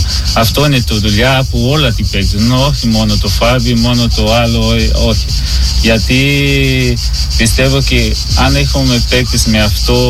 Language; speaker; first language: Greek; non-native, learner; Portuguese